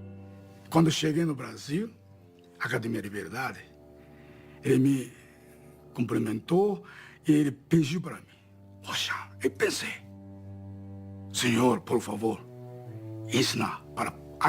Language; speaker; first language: Portuguese; non-native, learner; Japanese